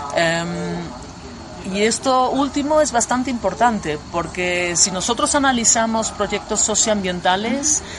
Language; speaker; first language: Spanish; non-native, fluent; German